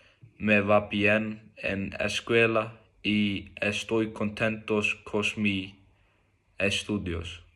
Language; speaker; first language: Spanish; non-native, learner; Icelandic